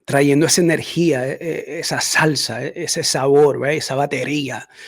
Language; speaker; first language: Spanish; early bilingual, heritage; Spanish